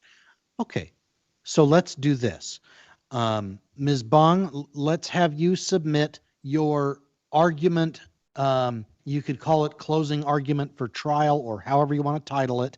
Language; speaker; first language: English; native; English